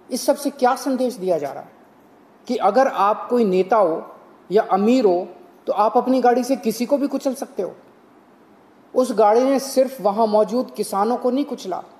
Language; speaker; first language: Hindi; native; Hindi